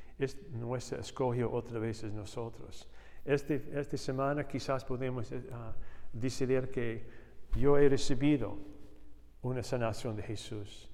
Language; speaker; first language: Spanish; non-native, learner; English